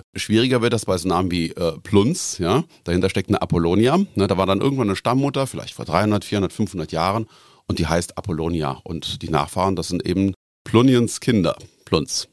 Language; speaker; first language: German; native; German